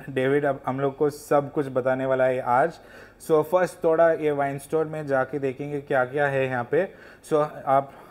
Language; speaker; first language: Hindi; non-native, local second language; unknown